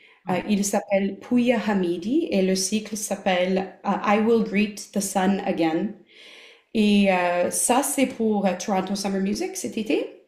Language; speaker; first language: French; non-native, local second language; English